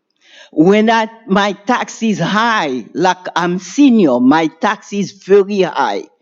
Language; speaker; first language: English; non-native, learner; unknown